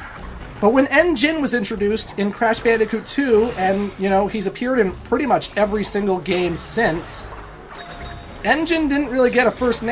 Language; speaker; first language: English; native; English